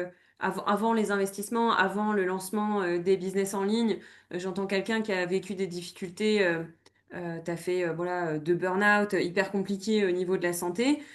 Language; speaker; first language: French; native; French